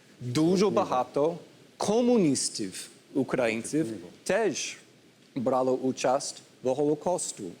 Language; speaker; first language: Ukrainian; non-native, learner; English